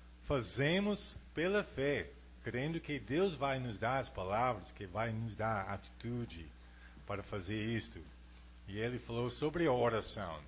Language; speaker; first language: Portuguese; non-native, fluent; English